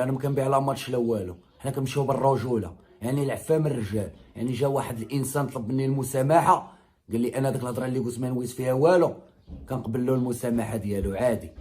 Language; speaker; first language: Arabic; native; Arabic